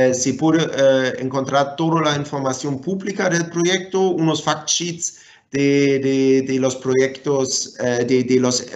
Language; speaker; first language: Spanish; non-native, fluent; German